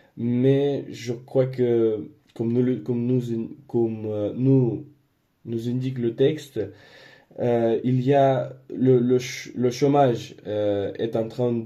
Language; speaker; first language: French; non-native, learner; Spanish